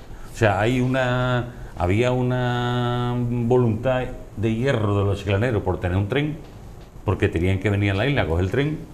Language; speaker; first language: Spanish; native; Spanish